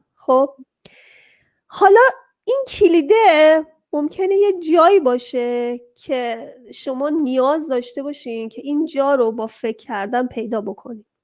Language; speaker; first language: Persian; early bilingual, heritage; Persian